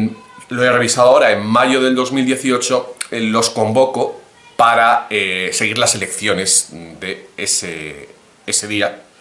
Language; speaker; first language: Spanish; native; Spanish